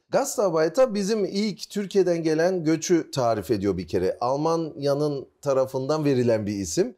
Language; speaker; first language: Turkish; early bilingual, heritage; Turkish